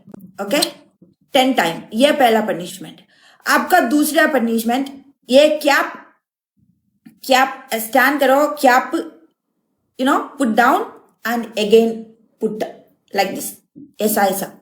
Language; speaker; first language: Hindi; non-native, learner; Malayalam